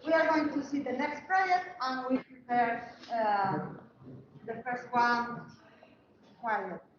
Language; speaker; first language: English; non-native, learner; Spanish